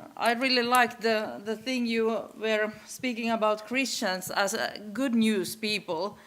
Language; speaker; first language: English; non-native, fluent; Finnish